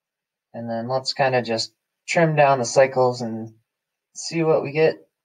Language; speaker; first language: English; native; English